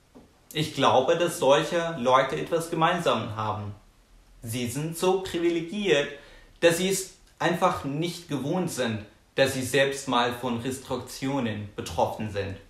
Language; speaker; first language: German; non-native, fluent; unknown